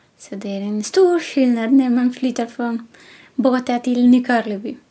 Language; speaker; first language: Swedish; non-native, fluent; Spanish